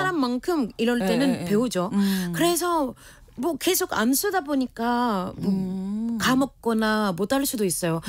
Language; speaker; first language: Korean; non-native, fluent; French